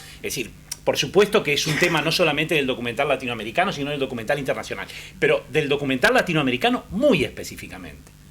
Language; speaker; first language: Spanish; native; Spanish